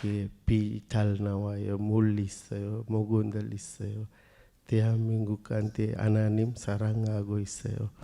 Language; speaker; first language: Korean; non-native, learner; Sinhala